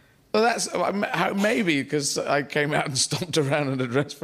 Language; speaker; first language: English; native; English